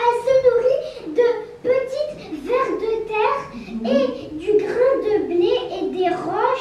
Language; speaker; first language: French; non-native, local second language; Arabic